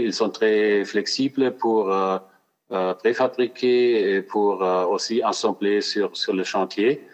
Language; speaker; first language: French; non-native, fluent; German